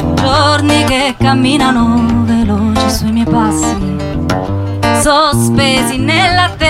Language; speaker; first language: Italian; native; Italian